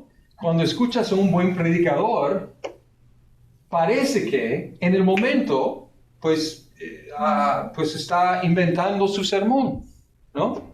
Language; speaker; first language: Spanish; non-native, fluent; English